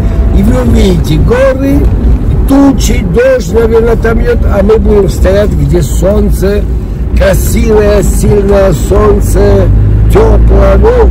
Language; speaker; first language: Russian; early bilingual, heritage; Russian